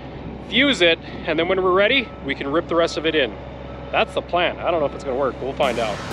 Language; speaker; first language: English; native; English